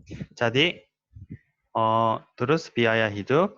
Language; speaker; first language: Indonesian; non-native, learner; Korean